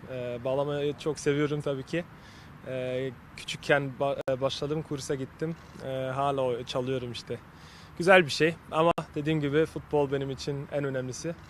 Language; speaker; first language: Turkish; early bilingual, heritage; Turkish